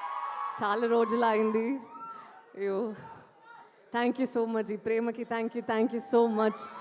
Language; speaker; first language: Telugu; non-native, local second language; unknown